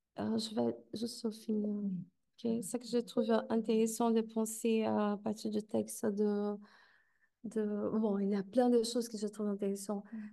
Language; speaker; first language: French; non-native, fluent; Portuguese